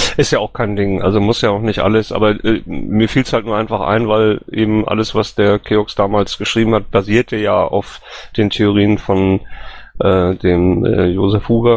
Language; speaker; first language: German; native; German